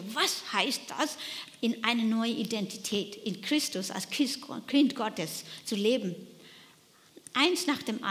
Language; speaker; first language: German; non-native, learner; Nepali